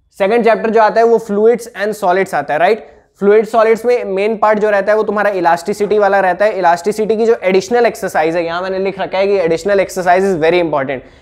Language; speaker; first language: Hindi; native; Hindi